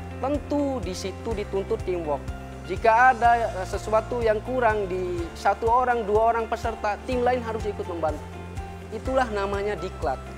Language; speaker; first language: Indonesian; native; Indonesian